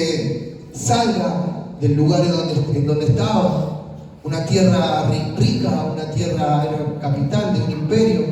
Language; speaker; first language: Spanish; native; Spanish